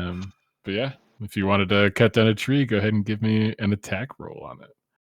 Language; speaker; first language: English; native; English